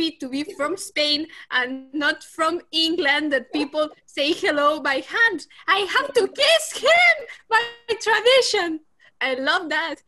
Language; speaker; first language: English; non-native, learner; Spanish